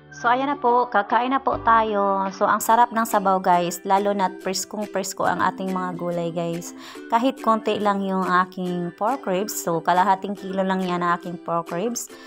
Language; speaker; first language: Filipino; non-native, local second language; Cebuano